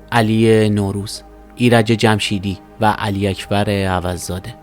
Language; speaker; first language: Persian; native; Persian